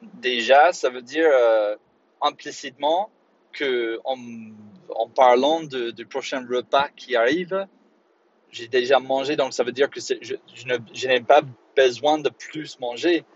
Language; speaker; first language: French; non-native, fluent; English